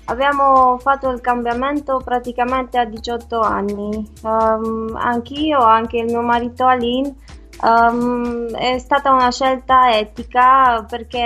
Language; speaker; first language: Italian; non-native, fluent; Romanian